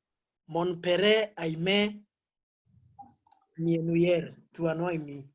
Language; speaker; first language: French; non-native, learner; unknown